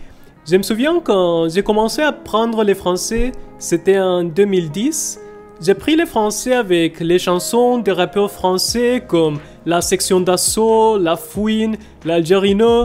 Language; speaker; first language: French; non-native, fluent; Spanish